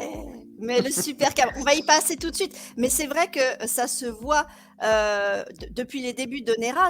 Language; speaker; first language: French; native; French